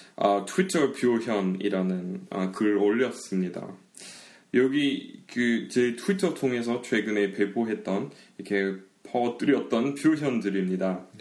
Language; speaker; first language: Korean; non-native, fluent; English